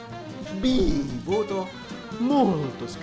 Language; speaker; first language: Italian; native; Italian